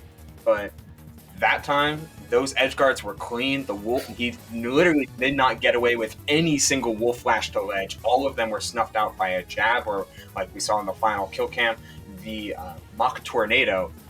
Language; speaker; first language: English; native; English